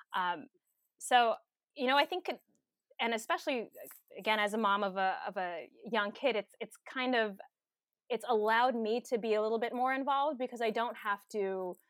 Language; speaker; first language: English; early bilingual, other home language; Filipino